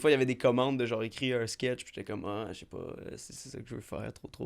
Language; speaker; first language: French; native; French